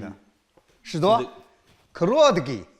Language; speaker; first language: Russian; non-native, learner; Chinese